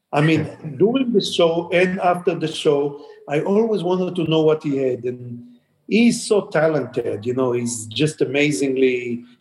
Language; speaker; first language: English; non-native, fluent; Hebrew